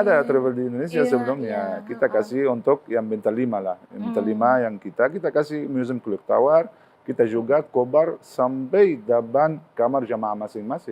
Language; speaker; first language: Indonesian; non-native, learner; Arabic